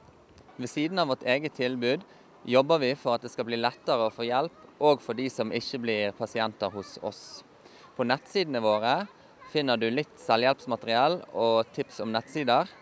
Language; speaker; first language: Norwegian; native; Norwegian